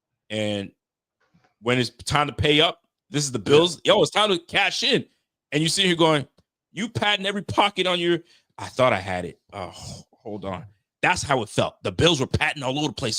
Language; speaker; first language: English; native; English